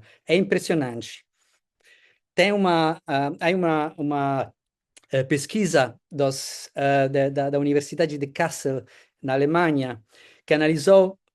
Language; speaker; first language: Portuguese; non-native, fluent; Italian